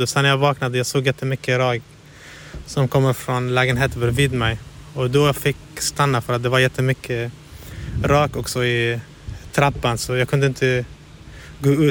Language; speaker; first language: Swedish; non-native, fluent; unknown